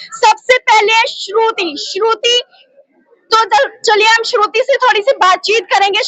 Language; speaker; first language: Hindi; native; Hindi